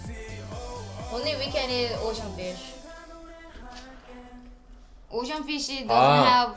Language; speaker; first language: English; non-native, learner; Korean